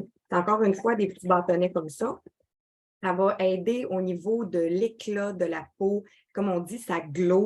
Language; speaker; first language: French; native; French